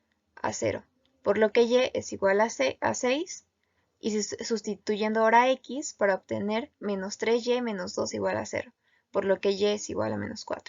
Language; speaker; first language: Spanish; native; Spanish